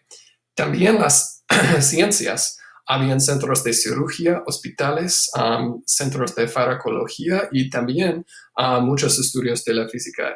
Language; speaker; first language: Spanish; non-native, fluent; English